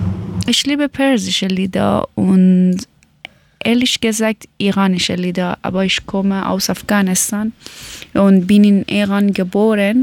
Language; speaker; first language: German; non-native, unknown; Persian